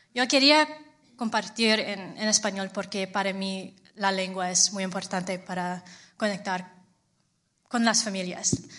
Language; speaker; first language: Spanish; non-native, fluent; English